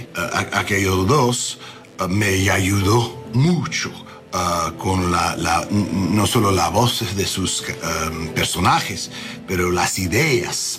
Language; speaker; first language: Spanish; non-native, learner; English